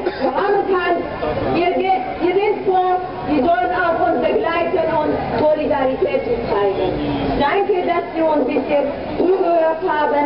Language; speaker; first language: German; non-native, fluent; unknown